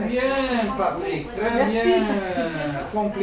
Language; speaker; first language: French; non-native, learner; Dutch